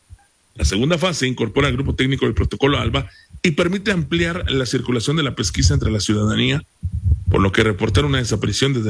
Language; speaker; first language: Spanish; native; Spanish